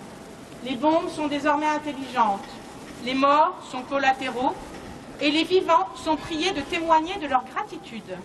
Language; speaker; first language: French; native; French